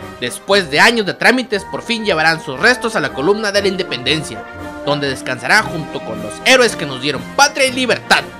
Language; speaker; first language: Spanish; native; Spanish